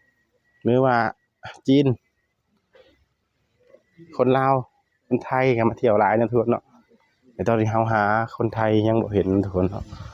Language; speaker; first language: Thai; non-native, local second language; Northeastern Thai